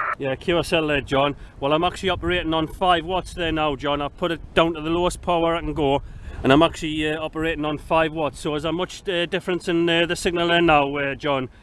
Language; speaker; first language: English; native; English